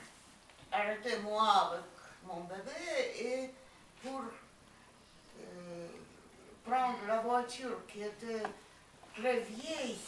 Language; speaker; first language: French; non-native, fluent; Russian